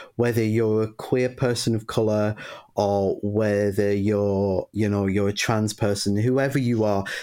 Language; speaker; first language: English; native; English